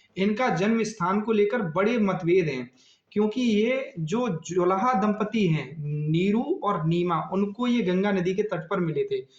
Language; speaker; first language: Hindi; native; Hindi